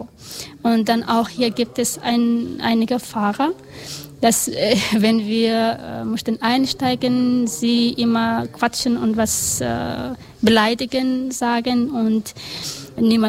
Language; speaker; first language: German; non-native, learner; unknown